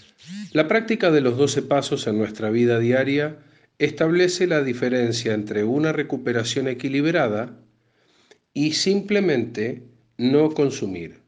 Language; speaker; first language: Spanish; native; Spanish